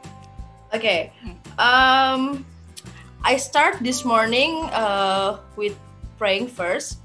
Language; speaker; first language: English; non-native, learner; Indonesian